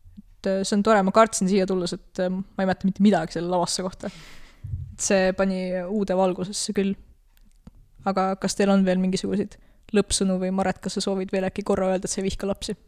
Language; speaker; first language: Estonian; non-native, local second language; Russian